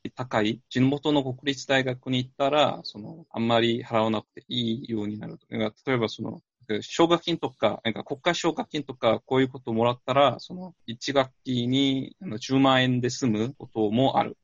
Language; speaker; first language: Japanese; non-native, fluent; Korean